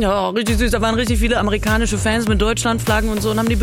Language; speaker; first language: German; native; German